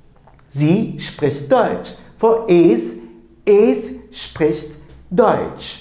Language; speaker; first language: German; non-native, fluent; Turkish